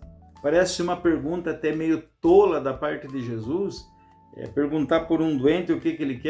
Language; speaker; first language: Portuguese; native; Portuguese